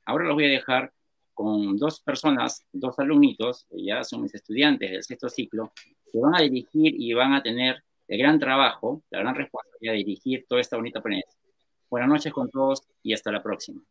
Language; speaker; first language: Spanish; native; Spanish